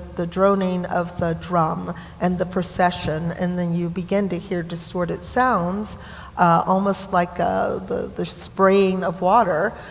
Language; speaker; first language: English; native; English